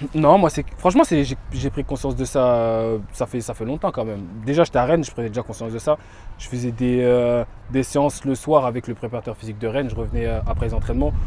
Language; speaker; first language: French; native; French